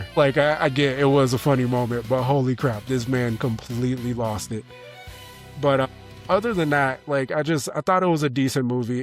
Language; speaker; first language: English; native; English